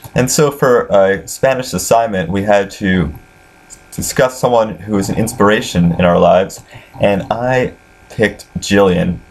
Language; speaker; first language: English; native; English